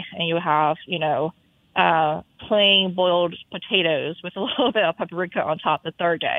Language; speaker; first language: English; non-native, fluent; Chinese